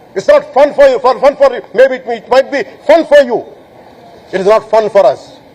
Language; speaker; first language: English; non-native, local second language; Telugu